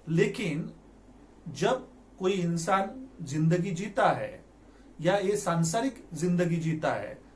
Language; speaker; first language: Hindi; non-native, local second language; Marathi